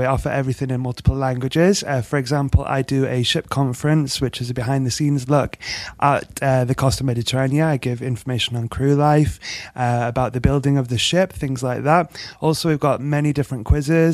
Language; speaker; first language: English; native; English